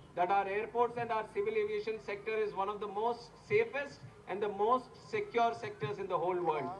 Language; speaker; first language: English; non-native, local second language; Telugu